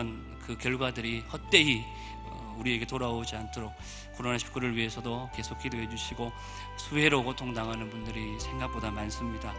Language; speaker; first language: Korean; native; Korean